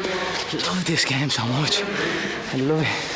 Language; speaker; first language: English; native; English